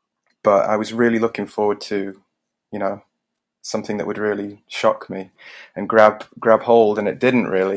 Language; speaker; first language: English; native; English